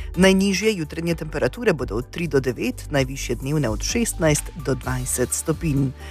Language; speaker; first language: Slovenian; native; Slovenian